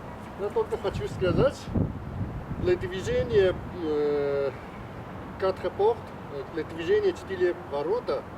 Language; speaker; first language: Russian; non-native, learner; Chinese